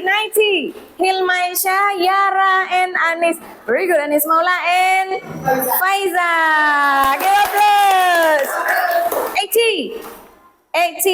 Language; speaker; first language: English; non-native, fluent; Indonesian